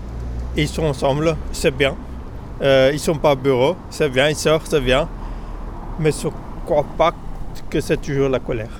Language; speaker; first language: French; non-native, local second language; Dutch